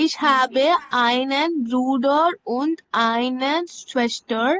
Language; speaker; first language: German; non-native, learner; Tamil